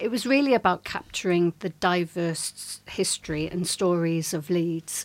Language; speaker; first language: English; native; English